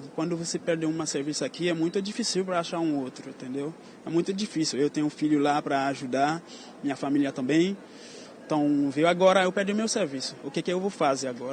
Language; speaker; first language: Portuguese; non-native, learner; Haitian Creole